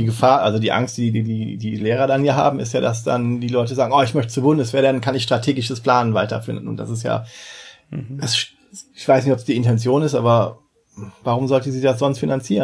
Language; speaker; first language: German; native; German